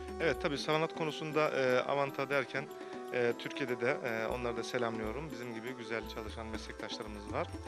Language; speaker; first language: Turkish; early bilingual, heritage; Turkish